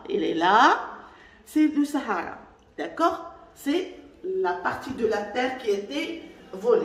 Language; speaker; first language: French; non-native, local second language; Arabic